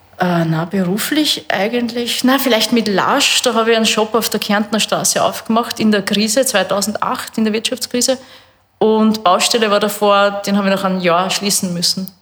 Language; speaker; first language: German; native; German